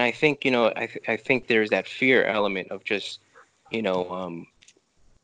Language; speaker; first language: English; early bilingual, other home language; Spanish